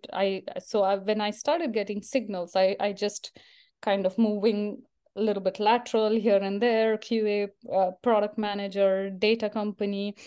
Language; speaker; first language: English; non-native, local second language; Marathi